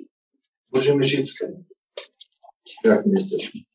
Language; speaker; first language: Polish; non-native, learner; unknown